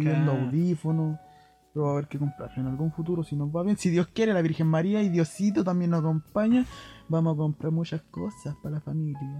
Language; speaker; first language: Spanish; native; Spanish